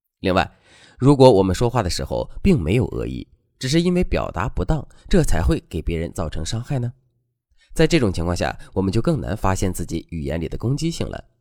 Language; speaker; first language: Chinese; native; Chinese